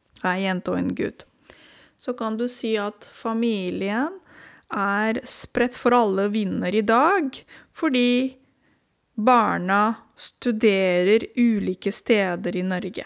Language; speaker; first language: Norwegian; non-native, fluent; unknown